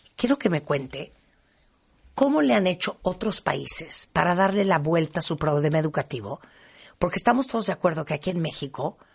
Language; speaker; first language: Spanish; native; Spanish